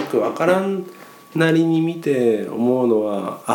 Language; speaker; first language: Japanese; native; Japanese